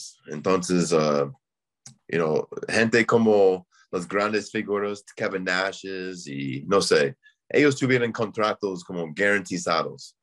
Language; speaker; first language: Spanish; non-native, learner; English